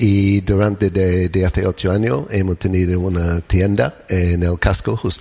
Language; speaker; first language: Spanish; non-native, learner; English